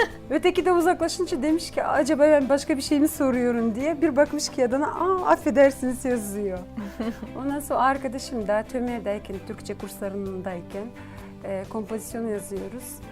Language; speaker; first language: Turkish; non-native, fluent; Gagauz